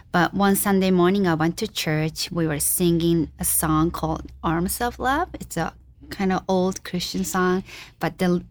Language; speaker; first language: English; non-native, fluent; Japanese